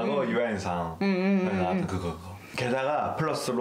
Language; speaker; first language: Korean; native; Korean